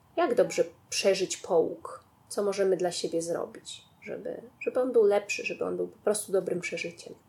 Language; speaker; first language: Polish; native; Polish